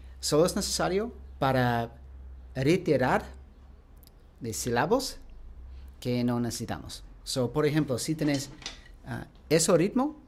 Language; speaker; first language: Spanish; non-native, learner; English